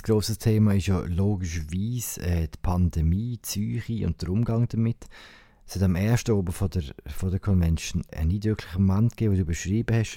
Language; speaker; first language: German; native; German